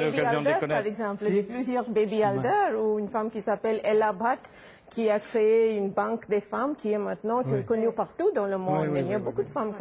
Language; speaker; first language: French; non-native, fluent; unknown